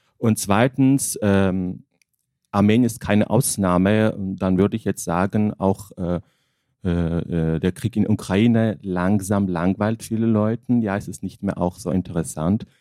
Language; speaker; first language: German; non-native, fluent; Armenian